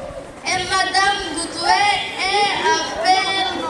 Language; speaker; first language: French; non-native, learner; Kinyarwanda